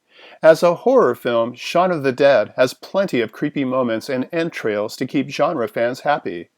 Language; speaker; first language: English; native; English